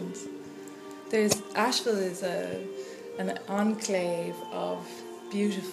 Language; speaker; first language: English; native; English